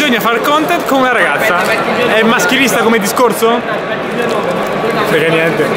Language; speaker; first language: Italian; native; Italian